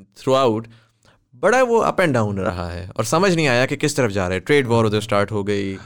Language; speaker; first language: Hindi; native; Hindi